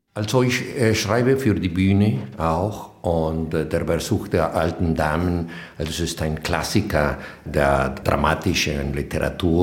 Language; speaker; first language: German; non-native, fluent; Spanish